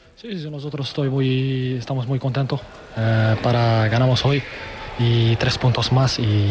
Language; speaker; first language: Spanish; non-native, learner; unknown